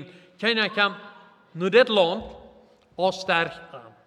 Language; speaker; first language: German; non-native, local second language; Plautdietsch